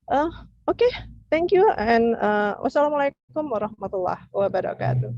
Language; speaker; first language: English; non-native, learner; Indonesian